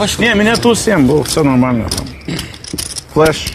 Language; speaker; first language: Russian; non-native, learner; Lithuanian